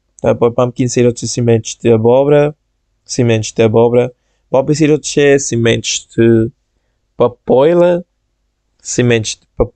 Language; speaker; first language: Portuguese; non-native, fluent; Bangla